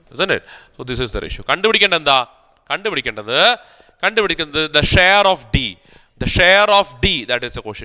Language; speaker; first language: English; non-native, local second language; Malayalam